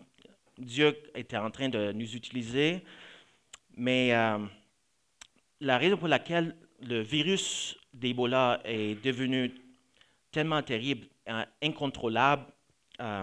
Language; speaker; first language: French; non-native, fluent; English